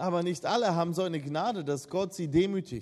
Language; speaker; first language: German; non-native, fluent; Russian